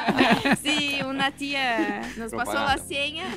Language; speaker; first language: Spanish; non-native, learner; Portuguese